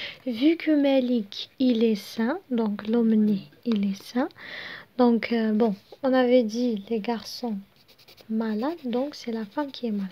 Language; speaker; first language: French; non-native, local second language; Arabic